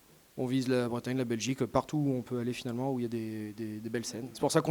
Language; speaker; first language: French; native; French